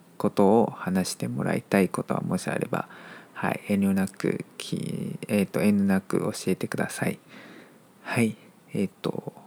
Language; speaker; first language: Japanese; non-native, fluent; Chinese